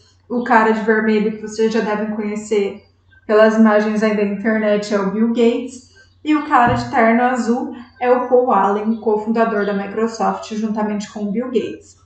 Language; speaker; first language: Portuguese; native; Portuguese